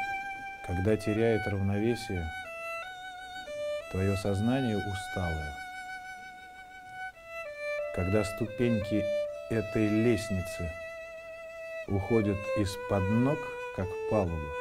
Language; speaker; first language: Russian; native; Russian